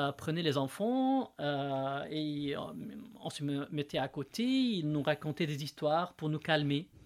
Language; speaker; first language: French; non-native, local second language; Arabic